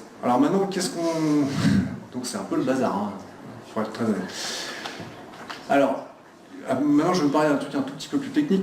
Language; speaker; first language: French; native; French